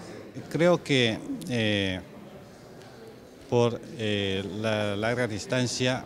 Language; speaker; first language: Spanish; non-native, fluent; Chinese